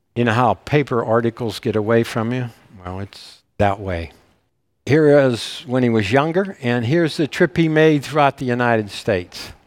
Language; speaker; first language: English; native; English